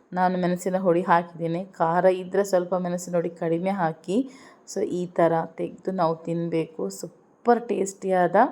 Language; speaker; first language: Kannada; non-native, local second language; Urdu